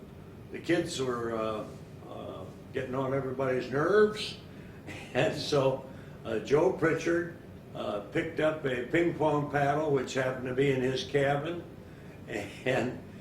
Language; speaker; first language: English; native; English